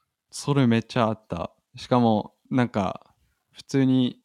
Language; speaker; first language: Japanese; non-native, fluent; German